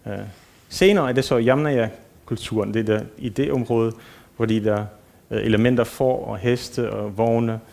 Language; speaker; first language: Danish; non-native, fluent; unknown